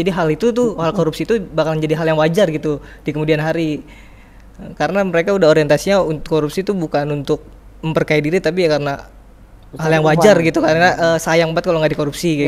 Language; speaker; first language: Indonesian; native; Indonesian